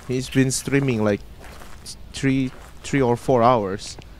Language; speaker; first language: English; non-native, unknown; Indonesian